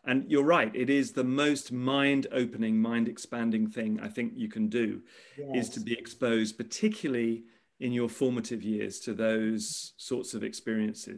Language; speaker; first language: English; native; English